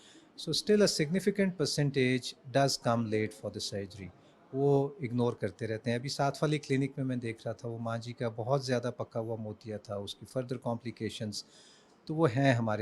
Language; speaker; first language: Urdu; native; Urdu